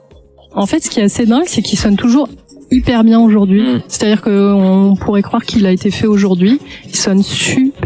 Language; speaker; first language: French; native; French